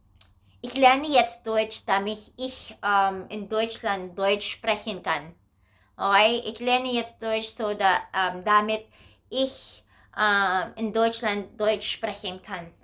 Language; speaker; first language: German; non-native, learner; Filipino